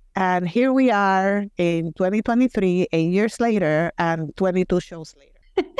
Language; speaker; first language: English; non-native, fluent; Spanish